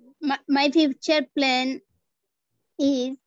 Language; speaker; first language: English; non-native, learner; Bangla